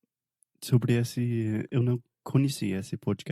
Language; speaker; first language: Portuguese; non-native, fluent; English